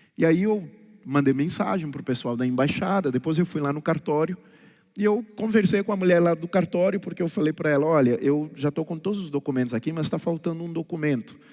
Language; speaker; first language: Portuguese; non-native, local second language; Kabuverdianu